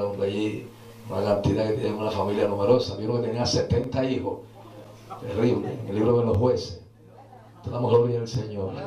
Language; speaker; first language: Spanish; native; Spanish